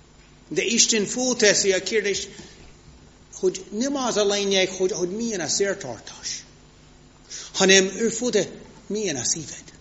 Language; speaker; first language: Hungarian; non-native, fluent; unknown